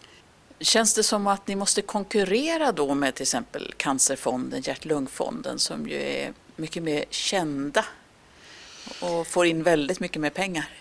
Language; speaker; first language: Swedish; native; Swedish